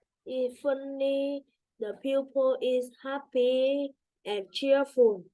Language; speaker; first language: English; non-native, learner; Vietnamese